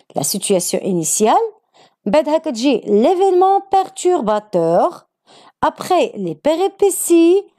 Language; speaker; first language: French; non-native, local second language; Arabic